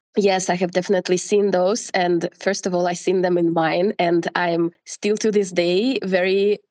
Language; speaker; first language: English; non-native, fluent; Russian